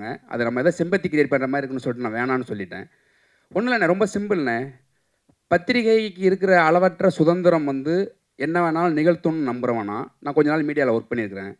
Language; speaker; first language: Tamil; native; Tamil